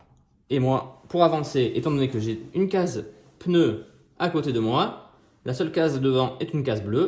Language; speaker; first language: French; native; French